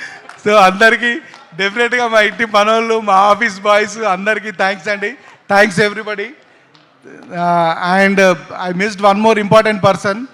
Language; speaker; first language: Telugu; native; Telugu